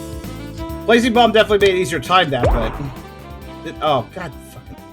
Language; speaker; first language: English; native; English